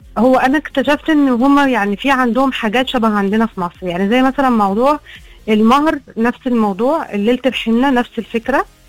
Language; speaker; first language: Arabic; native; Arabic